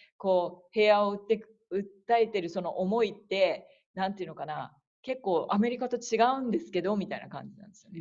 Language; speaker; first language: Japanese; native; Japanese